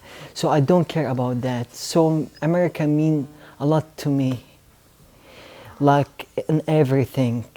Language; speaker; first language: English; non-native, learner; Arabic